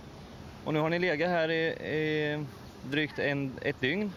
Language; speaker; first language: Swedish; native; Swedish